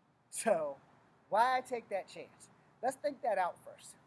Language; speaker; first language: English; native; English